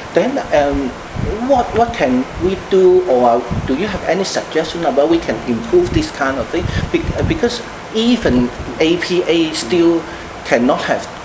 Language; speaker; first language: English; non-native, local second language; Cantonese